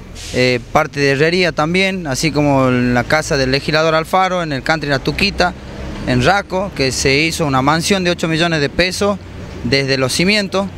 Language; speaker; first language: Spanish; native; Spanish